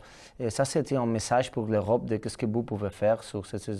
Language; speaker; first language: French; non-native, learner; Catalan